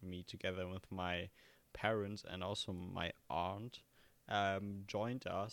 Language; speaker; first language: English; non-native, fluent; German